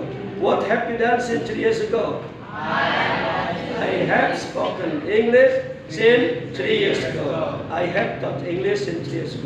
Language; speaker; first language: English; non-native, fluent; Indonesian